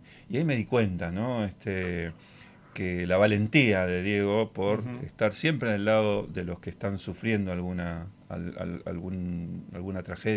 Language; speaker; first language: Spanish; native; Spanish